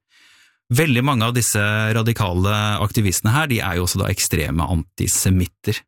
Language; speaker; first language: Norwegian; native; Norwegian